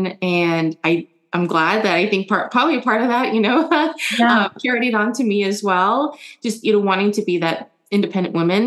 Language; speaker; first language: English; early bilingual, other home language; German